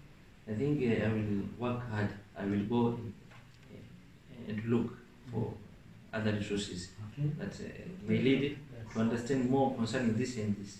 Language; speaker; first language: English; non-native, local second language; Swahili